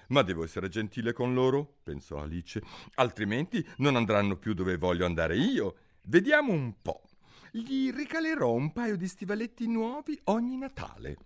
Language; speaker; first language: Italian; native; Italian